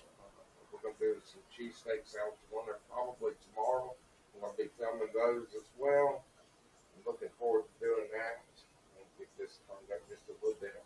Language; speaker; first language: English; native; English